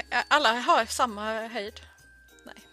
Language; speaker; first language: Swedish; native; Swedish